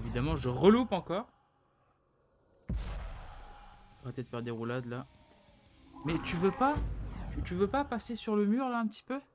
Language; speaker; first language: French; native; French